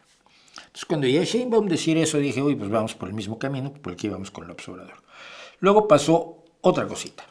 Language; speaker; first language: Spanish; native; Spanish